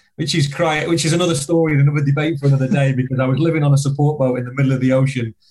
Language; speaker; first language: English; native; English